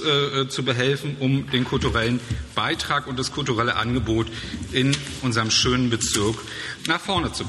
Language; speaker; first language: German; native; German